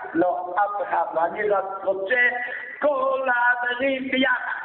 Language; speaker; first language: Hebrew; non-native, fluent; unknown